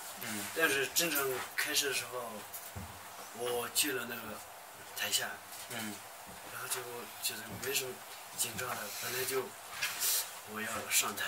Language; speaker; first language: Chinese; non-native, local second language; Tibetan